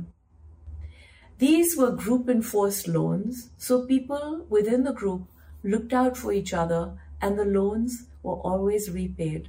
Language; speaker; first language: English; non-native, local second language; Hindi